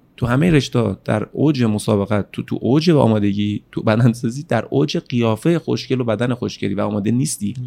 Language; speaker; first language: Persian; native; Persian